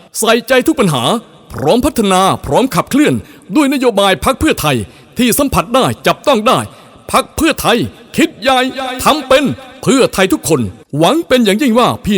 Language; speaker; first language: Thai; native; Thai